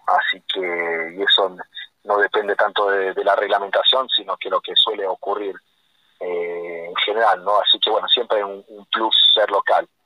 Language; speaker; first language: Spanish; native; Spanish